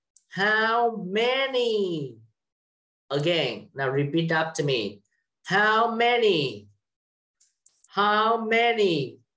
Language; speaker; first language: English; non-native, fluent; Vietnamese